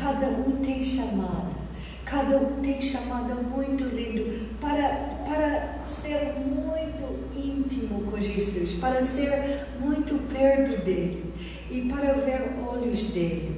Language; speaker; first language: Portuguese; non-native, fluent; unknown